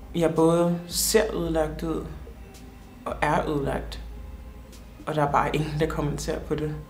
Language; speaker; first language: Danish; early bilingual, other home language; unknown